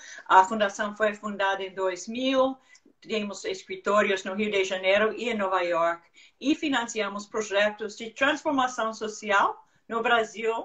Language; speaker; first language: Portuguese; non-native, fluent; English